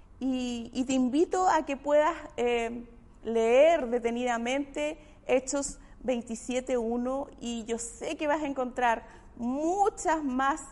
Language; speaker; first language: Spanish; native; Spanish